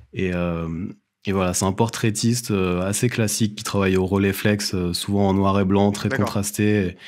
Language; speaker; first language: French; native; French